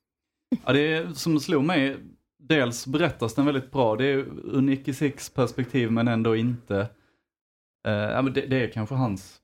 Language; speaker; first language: Swedish; native; Swedish